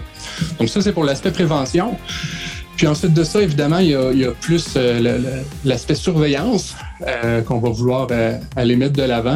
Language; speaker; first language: French; native; French